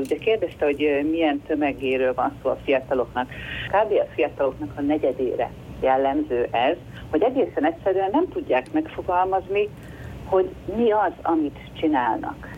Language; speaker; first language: Hungarian; native; Hungarian